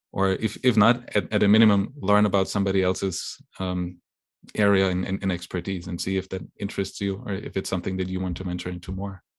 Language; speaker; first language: English; non-native, fluent; German